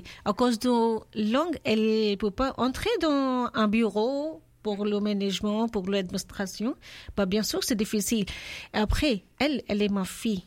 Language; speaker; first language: French; non-native, learner; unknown